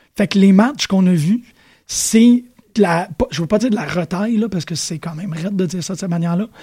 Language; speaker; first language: French; native; French